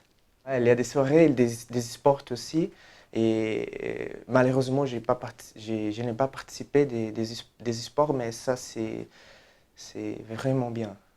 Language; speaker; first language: French; non-native, fluent; Portuguese